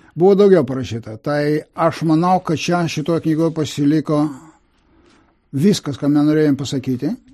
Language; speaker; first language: Lithuanian; non-native, local second language; Russian